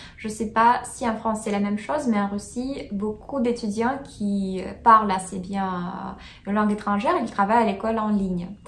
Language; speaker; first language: French; non-native, fluent; Russian